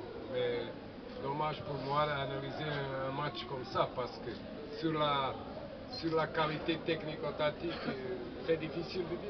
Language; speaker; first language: French; non-native, fluent; Portuguese